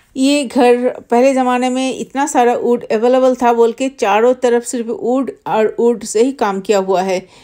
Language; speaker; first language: Hindi; non-native, local second language; Bangla